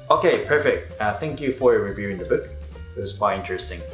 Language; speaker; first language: English; non-native, fluent; Japanese